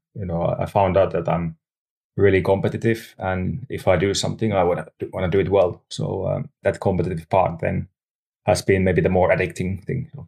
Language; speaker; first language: English; non-native, fluent; Finnish